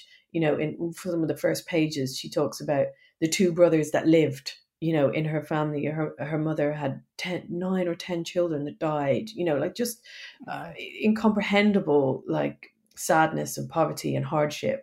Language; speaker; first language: English; native; English